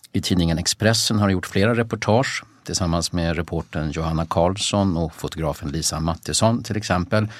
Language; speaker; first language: Swedish; native; Swedish